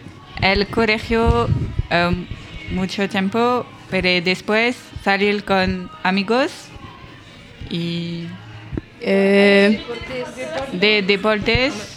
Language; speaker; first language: Spanish; non-native, learner; French